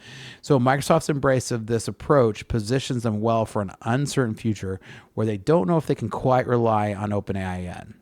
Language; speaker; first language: English; native; English